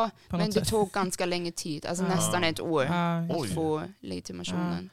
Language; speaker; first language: Swedish; non-native, fluent; German